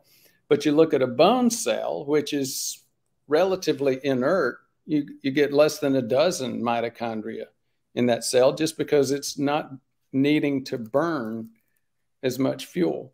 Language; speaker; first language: English; native; English